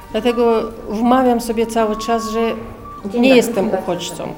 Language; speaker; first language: Polish; non-native, fluent; Chechen